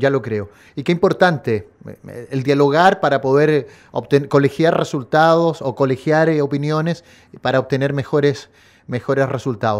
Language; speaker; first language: Spanish; native; Spanish